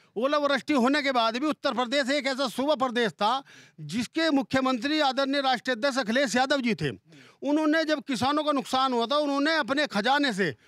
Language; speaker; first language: Hindi; native; Hindi